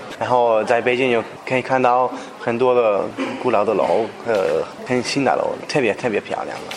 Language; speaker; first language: Chinese; non-native, fluent; Spanish